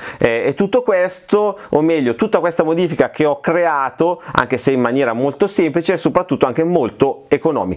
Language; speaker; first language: Italian; native; Italian